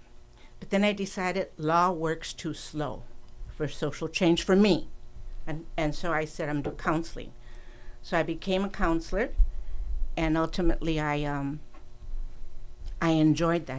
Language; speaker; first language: English; native; English